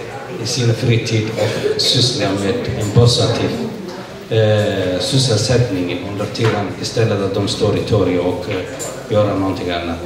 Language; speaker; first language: Swedish; non-native, fluent; Somali